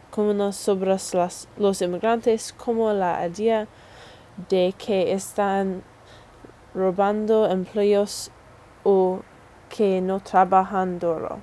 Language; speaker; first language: Spanish; non-native, learner; English